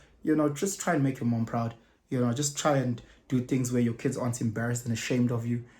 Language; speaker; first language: English; non-native, local second language; Zulu